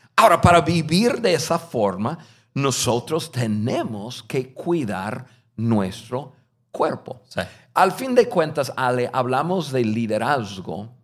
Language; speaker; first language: Spanish; non-native, fluent; English